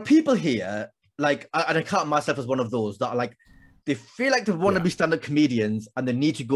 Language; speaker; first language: English; native; English